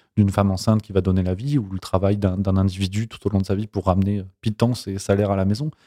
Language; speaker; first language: French; native; French